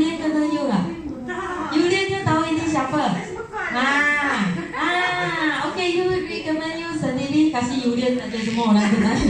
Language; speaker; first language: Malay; non-native, local second language; Chinese